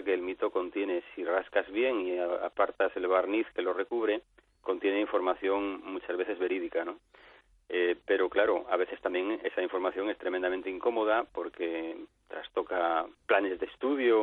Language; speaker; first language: Spanish; native; Spanish